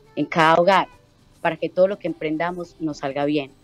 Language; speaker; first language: Spanish; native; Spanish